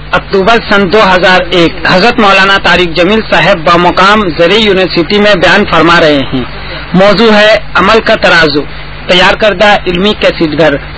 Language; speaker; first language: Urdu; non-native, local second language; Punjabi